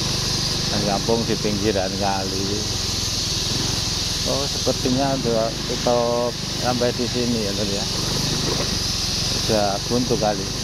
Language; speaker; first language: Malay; non-native, local second language; Javanese